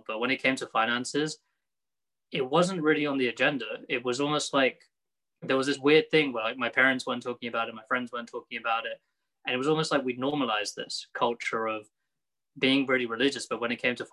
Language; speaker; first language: English; native; English